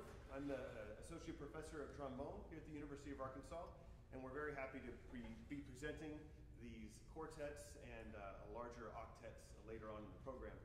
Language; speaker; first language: English; native; English